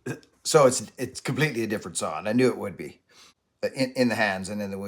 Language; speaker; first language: English; native; English